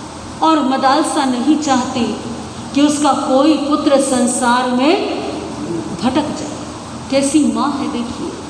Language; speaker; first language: Hindi; native; Hindi